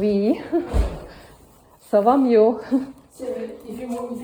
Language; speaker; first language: French; non-native, learner; Ukrainian